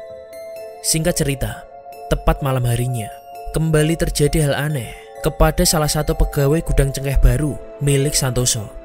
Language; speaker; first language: Indonesian; native; Indonesian